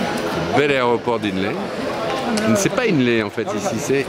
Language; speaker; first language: French; native; French